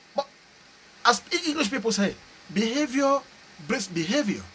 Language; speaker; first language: English; non-native, local second language; French